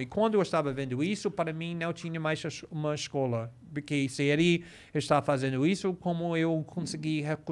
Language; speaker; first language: Portuguese; non-native, fluent; English